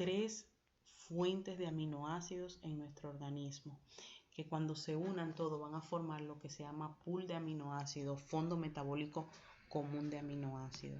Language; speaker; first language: Spanish; native; Spanish